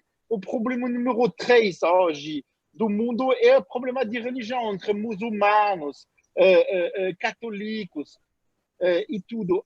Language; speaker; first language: Portuguese; non-native, fluent; French